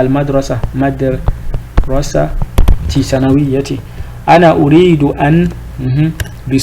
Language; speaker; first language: Arabic; non-native, fluent; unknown